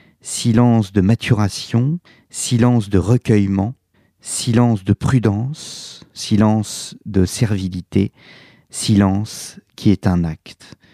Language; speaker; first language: French; native; French